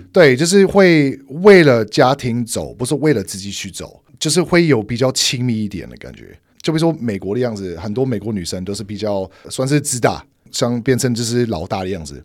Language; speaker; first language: Chinese; non-native, fluent; English